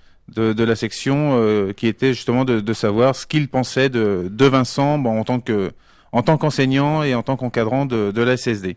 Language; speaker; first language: French; native; French